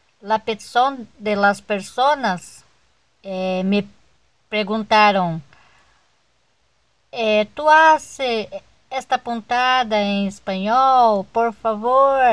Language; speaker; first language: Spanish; non-native, learner; Portuguese